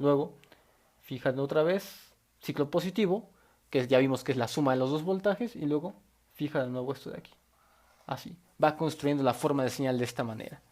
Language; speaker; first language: Spanish; native; Spanish